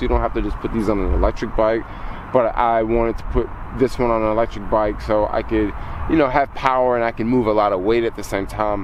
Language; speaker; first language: English; native; English